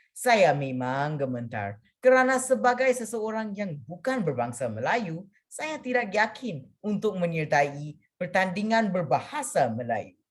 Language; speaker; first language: Malay; non-native, local second language; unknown